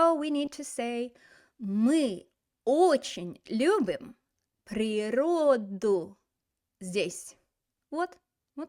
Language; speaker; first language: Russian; non-native, fluent; English